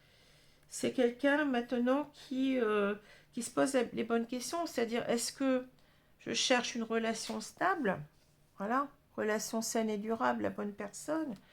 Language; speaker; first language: French; native; French